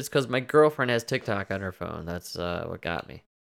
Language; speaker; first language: English; native; English